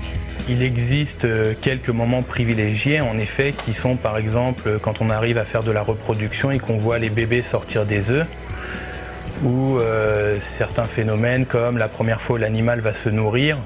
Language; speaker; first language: French; native; French